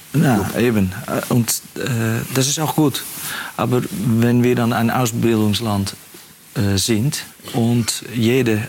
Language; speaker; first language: German; non-native, fluent; Dutch